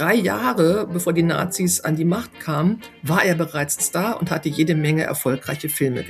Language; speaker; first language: German; native; German